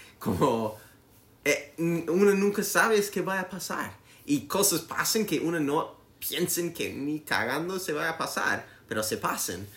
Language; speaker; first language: Spanish; non-native, learner; English